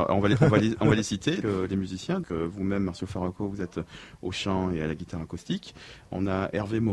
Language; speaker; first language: French; native; French